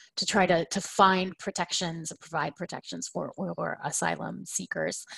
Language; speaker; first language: English; native; English